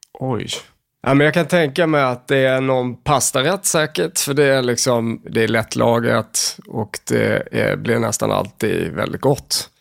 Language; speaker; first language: Swedish; native; Swedish